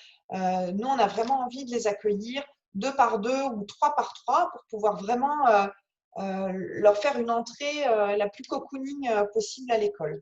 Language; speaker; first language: French; native; French